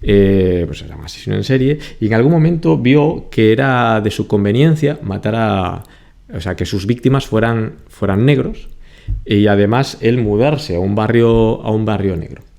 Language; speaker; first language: Spanish; native; Spanish